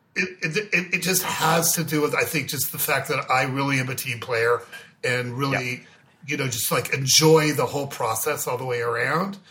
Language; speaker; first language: English; native; English